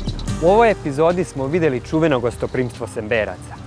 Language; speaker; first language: Bosnian; native; Bosnian